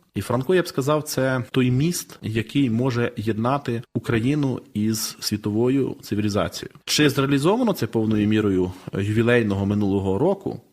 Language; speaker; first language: Ukrainian; native; Ukrainian